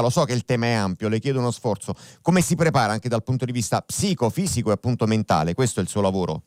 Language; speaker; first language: Italian; native; Italian